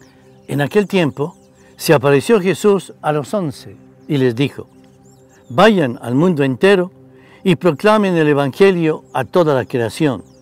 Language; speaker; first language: Spanish; native; Spanish